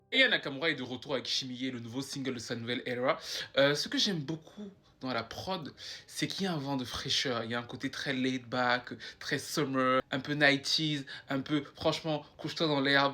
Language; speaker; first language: French; native; French